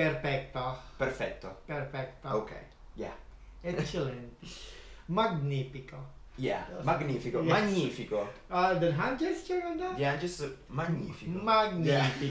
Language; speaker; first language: English; non-native, fluent; Italian